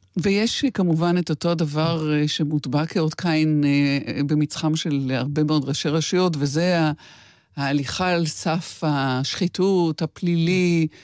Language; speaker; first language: Hebrew; native; Hebrew